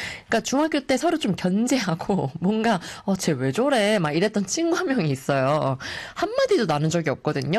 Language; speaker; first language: Korean; native; Korean